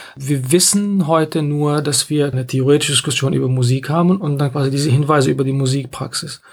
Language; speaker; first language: German; non-native, fluent; Arabic